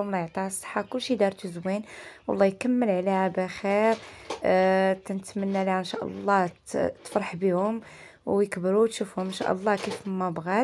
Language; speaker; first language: Arabic; native; Arabic